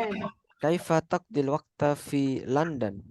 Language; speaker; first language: Arabic; non-native, fluent; Indonesian